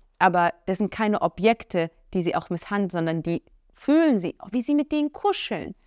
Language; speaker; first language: German; early bilingual, other home language; Arabic